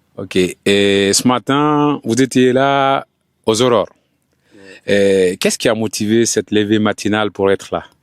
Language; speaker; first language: French; non-native, local second language; Fula